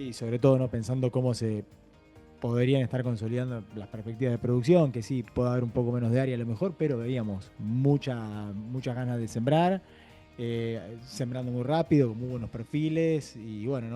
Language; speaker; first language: Spanish; native; Spanish